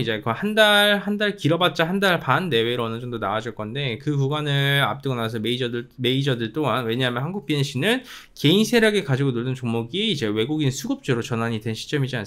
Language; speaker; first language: Korean; native; Korean